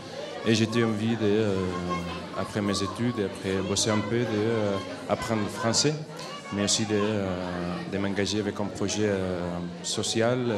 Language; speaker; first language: French; non-native, fluent; Catalan